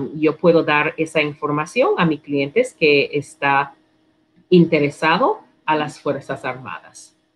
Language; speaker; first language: Spanish; non-native, learner; English